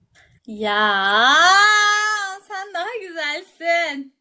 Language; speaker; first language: Turkish; native; Turkish